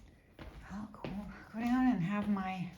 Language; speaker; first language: English; native; English